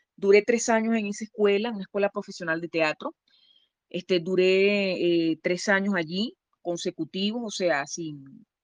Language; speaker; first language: Spanish; native; Spanish